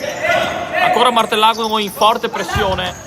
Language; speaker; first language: Italian; native; Italian